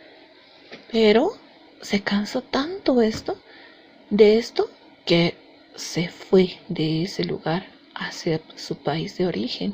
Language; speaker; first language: Spanish; native; Spanish